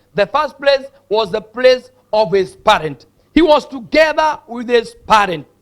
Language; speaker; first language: English; non-native, local second language; Swahili